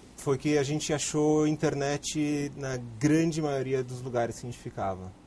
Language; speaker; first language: Portuguese; native; Portuguese